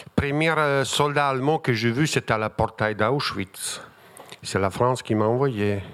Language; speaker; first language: French; non-native, fluent; Bosnian